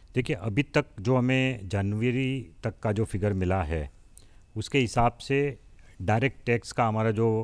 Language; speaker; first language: Hindi; non-native, local second language; Gujarati